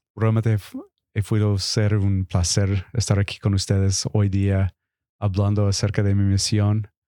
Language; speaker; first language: Spanish; non-native, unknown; English